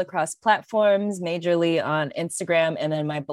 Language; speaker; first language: English; native; English